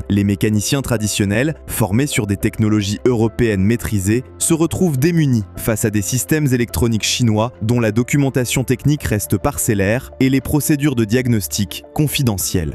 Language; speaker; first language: French; native; French